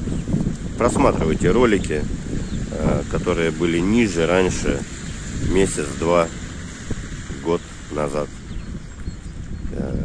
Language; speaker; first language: Russian; native; Russian